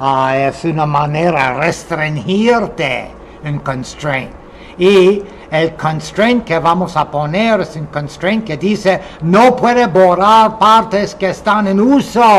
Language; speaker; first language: Spanish; non-native, fluent; English